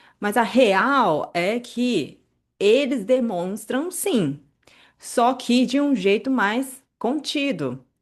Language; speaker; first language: Portuguese; native; Portuguese